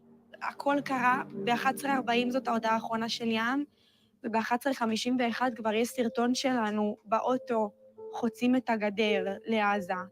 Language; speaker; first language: Hebrew; native; Hebrew